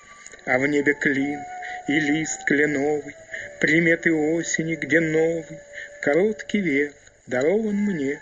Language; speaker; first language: Russian; native; Russian